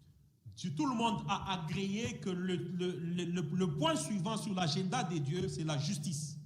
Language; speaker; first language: French; non-native, fluent; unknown